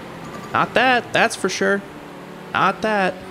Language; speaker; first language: English; native; English